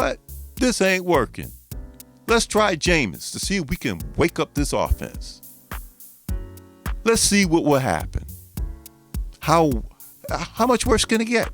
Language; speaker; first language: English; native; English